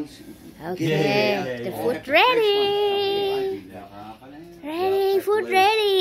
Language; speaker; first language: English; non-native, learner; Vietnamese